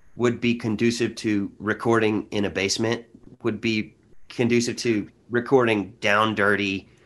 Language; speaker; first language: English; native; English